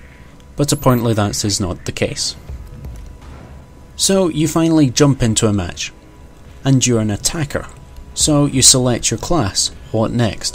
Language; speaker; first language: English; native; English